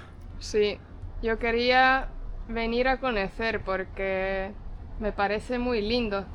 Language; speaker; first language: Spanish; non-native, fluent; Portuguese